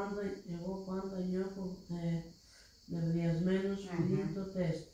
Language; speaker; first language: Greek; early bilingual, other home language; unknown